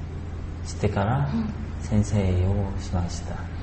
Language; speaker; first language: Japanese; non-native, learner; Korean